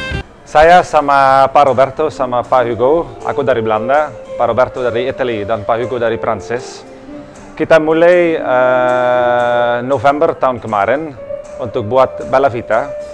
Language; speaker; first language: Indonesian; non-native, learner; Dutch